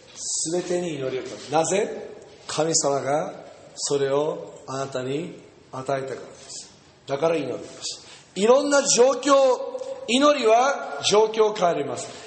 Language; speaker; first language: Japanese; non-native, fluent; English